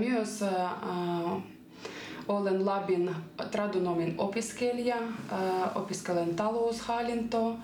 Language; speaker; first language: Finnish; non-native, fluent; Ukrainian